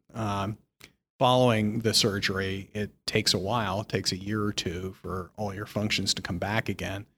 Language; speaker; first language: English; native; English